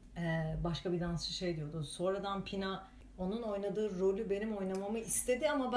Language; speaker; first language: Turkish; non-native, fluent; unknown